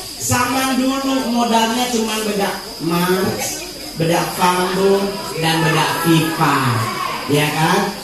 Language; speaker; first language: Indonesian; native; Indonesian